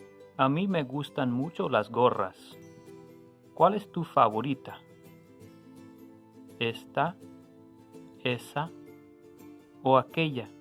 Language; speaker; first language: Spanish; non-native, fluent; English